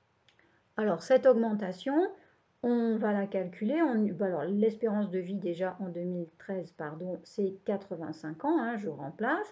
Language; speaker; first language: French; native; French